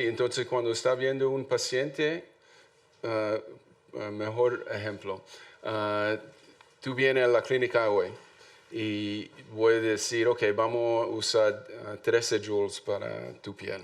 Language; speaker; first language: Spanish; non-native, learner; English